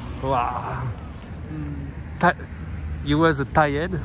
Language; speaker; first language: English; non-native, learner; French